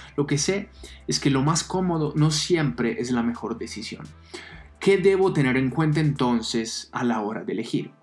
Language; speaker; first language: Spanish; non-native, fluent; Italian